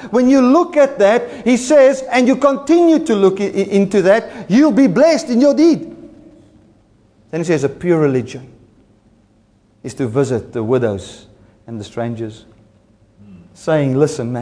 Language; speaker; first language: English; non-native, local second language; Afrikaans